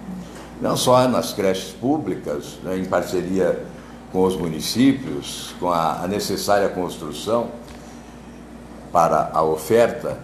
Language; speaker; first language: Portuguese; native; Portuguese